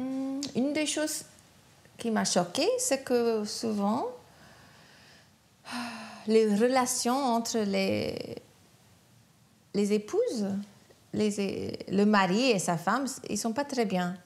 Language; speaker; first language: French; non-native, fluent; English